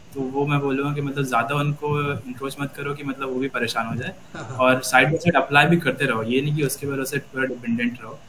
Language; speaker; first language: Hindi; native; Hindi